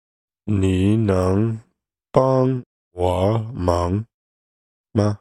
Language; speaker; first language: Chinese; non-native, learner; English